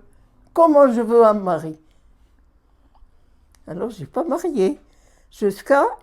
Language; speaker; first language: French; non-native, learner; Arabic